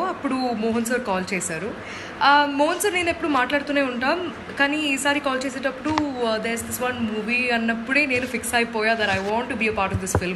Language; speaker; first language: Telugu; non-native, fluent; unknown